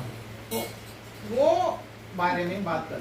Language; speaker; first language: Hindi; non-native, local second language; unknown